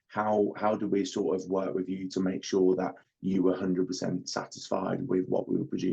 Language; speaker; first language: English; native; English